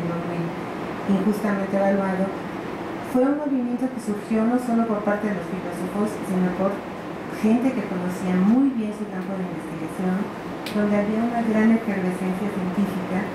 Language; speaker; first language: Spanish; native; Spanish